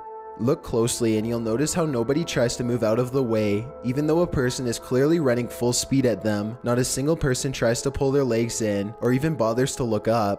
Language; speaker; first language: English; native; English